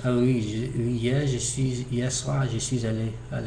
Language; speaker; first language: French; non-native, learner; English